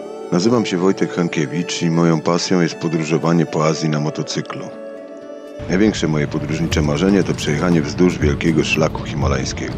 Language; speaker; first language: Polish; native; Polish